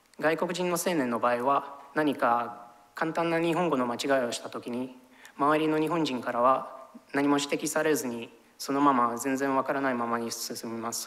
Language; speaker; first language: Japanese; non-native, fluent; Romanian